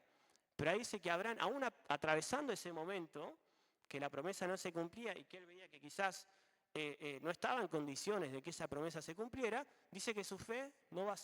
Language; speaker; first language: Spanish; native; Spanish